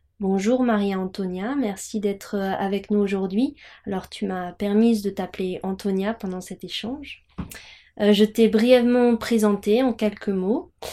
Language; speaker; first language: French; native; French